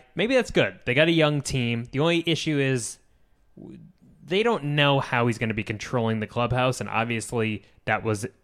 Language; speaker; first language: English; native; English